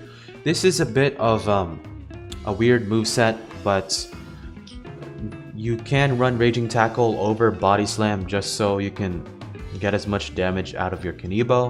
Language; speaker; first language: English; native; English